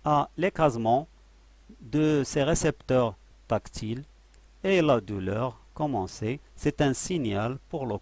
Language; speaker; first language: French; non-native, local second language; Arabic